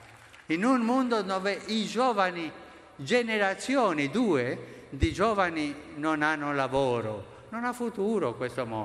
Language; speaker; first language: Italian; non-native, fluent; Spanish